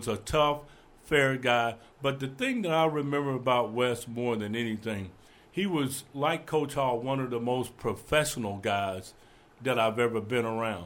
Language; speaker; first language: English; native; English